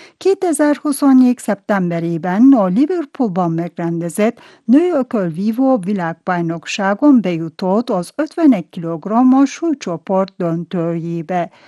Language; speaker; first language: Hungarian; non-native, fluent; Turkish